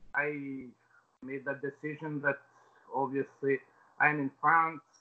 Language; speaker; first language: English; non-native, fluent; Albanian